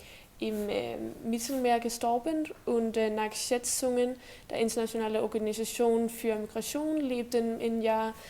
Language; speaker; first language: German; non-native, learner; Danish